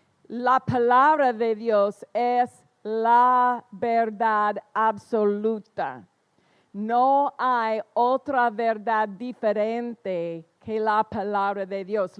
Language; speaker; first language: Spanish; non-native, fluent; English